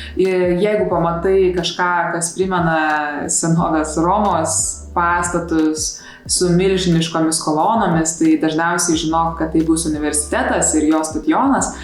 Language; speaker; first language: Lithuanian; native; Lithuanian